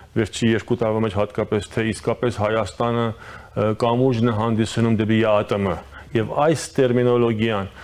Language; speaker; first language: Armenian; early bilingual, heritage; Armenian